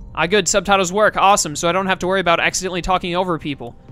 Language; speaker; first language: English; native; English